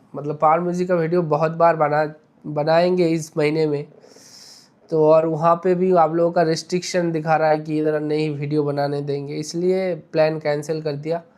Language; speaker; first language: Hindi; non-native, local second language; Bangla